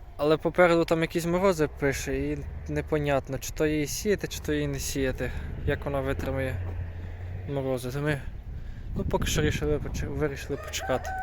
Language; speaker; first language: Ukrainian; native; Ukrainian